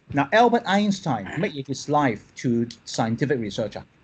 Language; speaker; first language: English; non-native, local second language; Cantonese